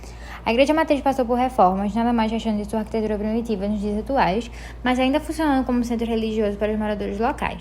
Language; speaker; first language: Portuguese; native; Portuguese